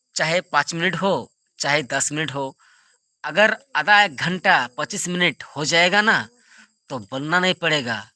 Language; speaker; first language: Hindi; non-native, local second language; Bangla